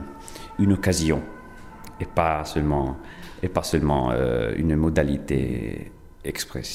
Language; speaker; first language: French; non-native, fluent; Italian